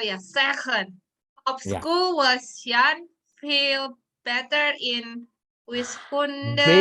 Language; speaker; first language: Dutch; non-native, learner; Indonesian